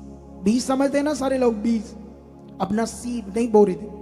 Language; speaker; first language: Hindi; native; Hindi